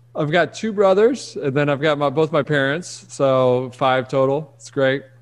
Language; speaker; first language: English; native; English